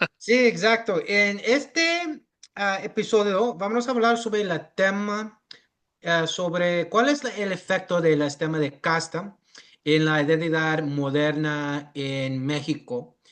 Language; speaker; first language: Spanish; early bilingual, heritage; English